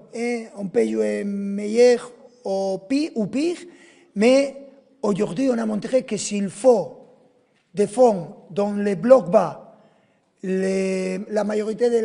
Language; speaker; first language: French; non-native, fluent; Spanish